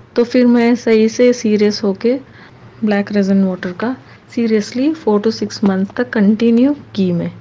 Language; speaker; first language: Hindi; non-native, local second language; Urdu